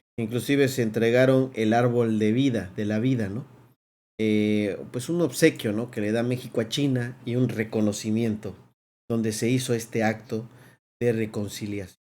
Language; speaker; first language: Spanish; native; Spanish